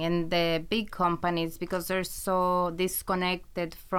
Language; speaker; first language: English; non-native, fluent; Spanish